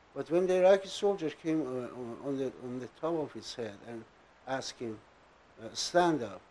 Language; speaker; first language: English; non-native, fluent; Persian